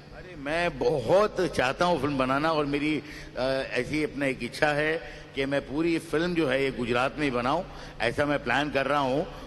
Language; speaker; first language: Hindi; native; Hindi